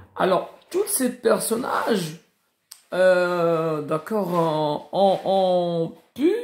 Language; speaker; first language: French; non-native, local second language; Arabic